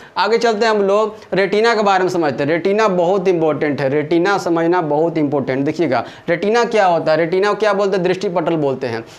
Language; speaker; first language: Hindi; native; Hindi